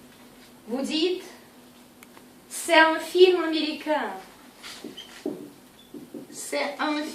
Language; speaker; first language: French; non-native, fluent; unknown